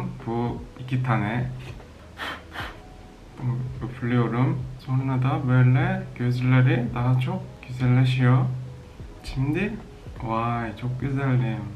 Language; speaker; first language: Turkish; non-native, learner; Korean